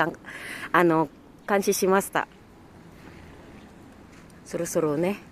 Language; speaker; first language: Japanese; non-native, learner; Filipino